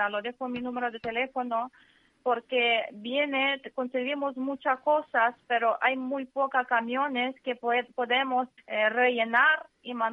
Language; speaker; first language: Spanish; non-native, learner; Ukrainian